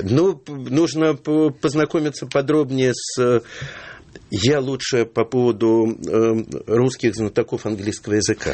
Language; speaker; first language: Russian; native; Russian